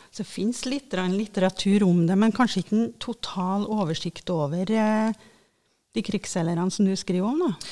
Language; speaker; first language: Norwegian; native; Norwegian